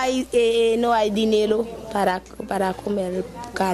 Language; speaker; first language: Spanish; non-native, learner; Haitian Creole